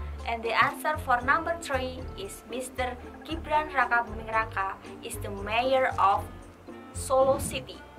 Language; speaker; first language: English; non-native, fluent; Indonesian